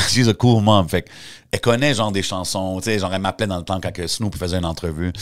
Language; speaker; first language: French; early bilingual, heritage; French